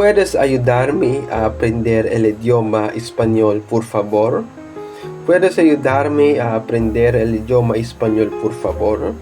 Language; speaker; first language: Spanish; non-native, learner; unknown